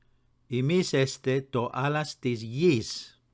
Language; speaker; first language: Greek; non-native, fluent; English